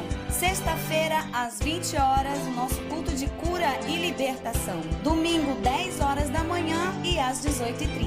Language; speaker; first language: Portuguese; native; Portuguese